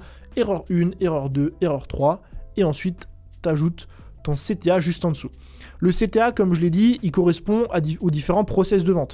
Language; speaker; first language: French; native; French